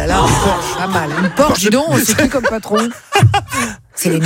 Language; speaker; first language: French; native; French